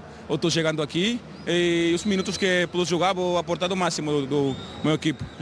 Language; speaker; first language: Portuguese; non-native, learner; Spanish